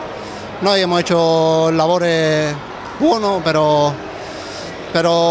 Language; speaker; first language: Italian; non-native, learner; Spanish